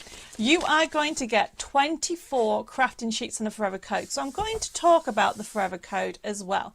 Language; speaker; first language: English; native; English